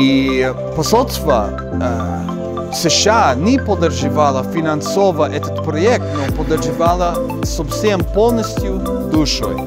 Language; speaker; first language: Russian; non-native, learner; English